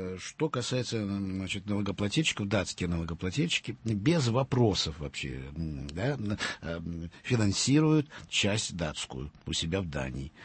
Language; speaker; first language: Russian; early bilingual, heritage; Russian